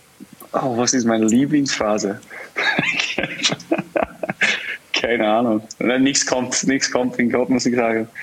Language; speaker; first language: German; non-native, fluent; English